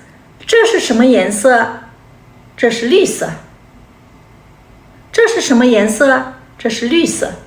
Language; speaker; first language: Chinese; non-native, fluent; Kazakh